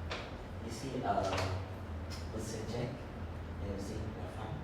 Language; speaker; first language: French; non-native, learner; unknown